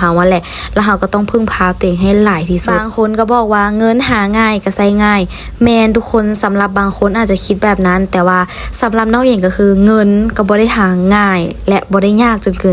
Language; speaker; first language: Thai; non-native, learner; Lao